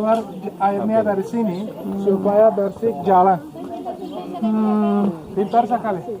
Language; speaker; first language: Indonesian; non-native, fluent; Turkish